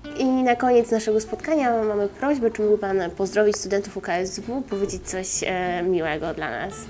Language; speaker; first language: Polish; native; Polish